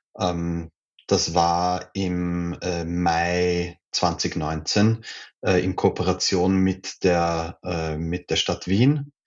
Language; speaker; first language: German; native; German